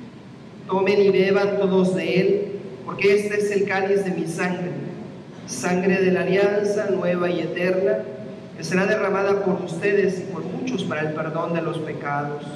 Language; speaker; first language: Spanish; native; Spanish